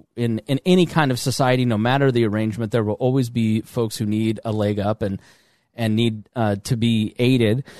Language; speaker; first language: English; native; English